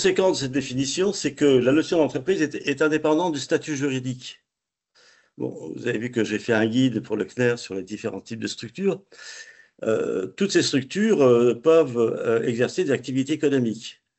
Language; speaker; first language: French; native; French